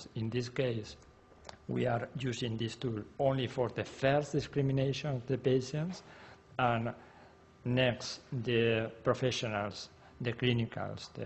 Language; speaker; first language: English; non-native, learner; Spanish